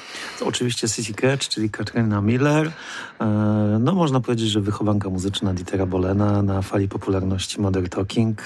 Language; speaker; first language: Polish; native; Polish